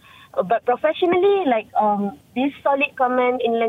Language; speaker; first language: English; non-native, local second language; Malay